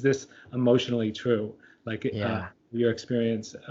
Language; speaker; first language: English; native; English